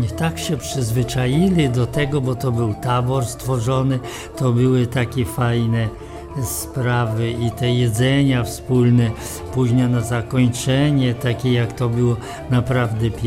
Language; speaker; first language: Polish; non-native, local second language; Romany